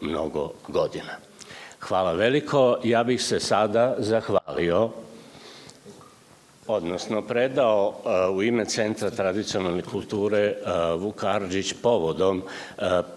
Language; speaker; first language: Serbian; native; Serbian